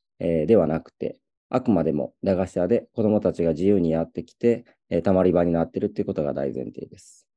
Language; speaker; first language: Japanese; native; Japanese